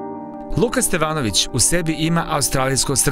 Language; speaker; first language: Serbian; native; Serbian